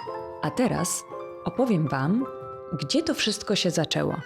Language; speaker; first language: Polish; native; Polish